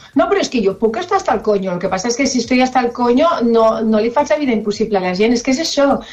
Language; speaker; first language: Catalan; non-native, local second language; Spanish